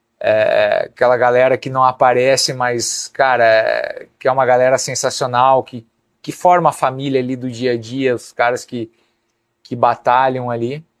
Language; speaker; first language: Portuguese; native; Portuguese